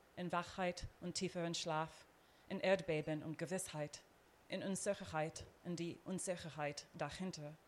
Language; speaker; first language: German; non-native, fluent; English